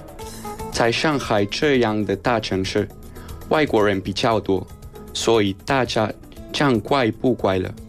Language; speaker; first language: Chinese; non-native, learner; Spanish